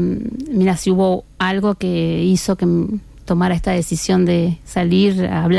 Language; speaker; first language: Spanish; native; Spanish